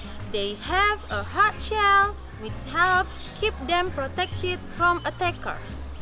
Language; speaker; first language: English; non-native, fluent; Indonesian